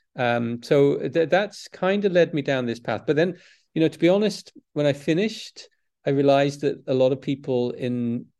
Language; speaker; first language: English; native; English